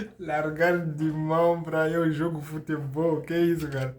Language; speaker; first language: Portuguese; native; Portuguese